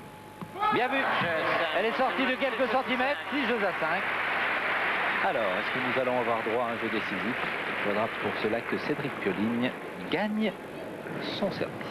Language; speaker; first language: French; native; French